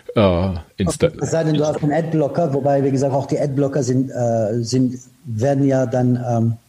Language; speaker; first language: German; non-native, fluent; Persian